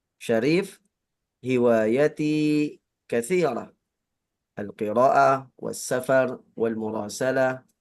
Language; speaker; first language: Arabic; non-native, fluent; Indonesian